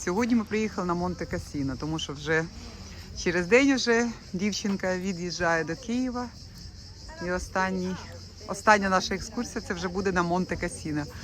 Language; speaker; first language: Ukrainian; non-native, local second language; Russian